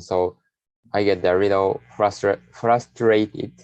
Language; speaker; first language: English; non-native, learner; Japanese